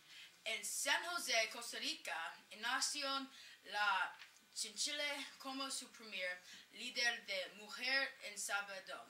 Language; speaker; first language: Spanish; non-native, learner; English